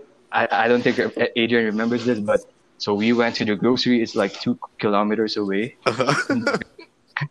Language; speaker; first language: English; non-native, local second language; Filipino